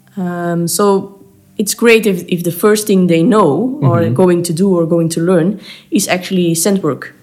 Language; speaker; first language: English; non-native, fluent; Dutch